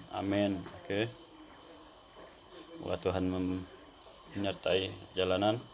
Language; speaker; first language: Malay; non-native, local second language; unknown